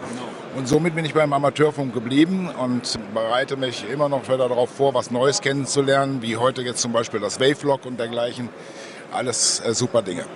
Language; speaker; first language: German; native; German